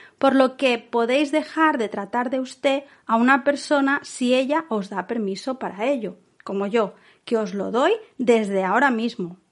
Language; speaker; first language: Spanish; native; Spanish